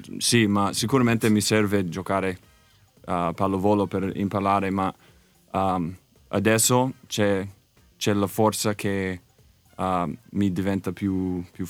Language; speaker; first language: Italian; non-native, learner; English